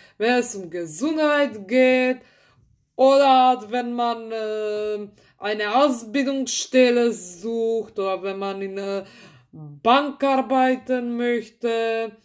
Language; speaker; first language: German; early bilingual, other home language; Macedonian